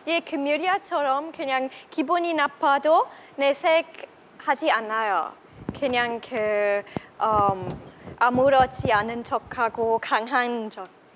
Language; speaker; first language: Korean; non-native, learner; German